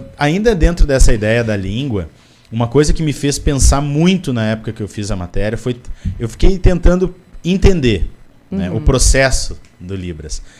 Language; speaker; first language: Portuguese; native; Portuguese